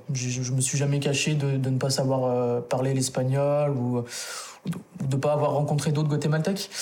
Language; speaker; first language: French; native; French